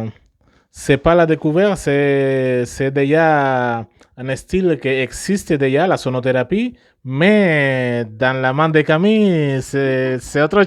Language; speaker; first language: French; non-native, fluent; Spanish